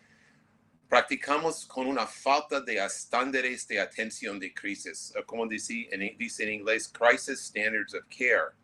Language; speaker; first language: Spanish; non-native, fluent; English